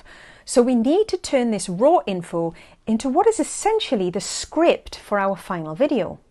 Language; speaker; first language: English; native; English